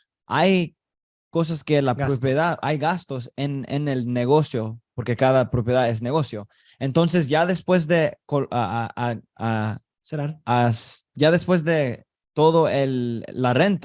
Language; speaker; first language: Spanish; early bilingual, heritage; Spanish